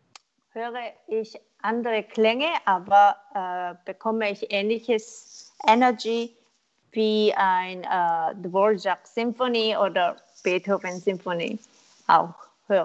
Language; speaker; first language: German; non-native, learner; Korean